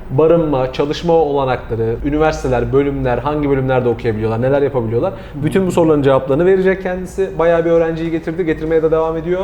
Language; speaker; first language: Turkish; native; Turkish